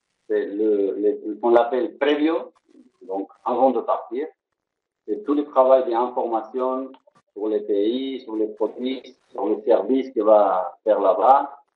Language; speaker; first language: French; non-native, fluent; Spanish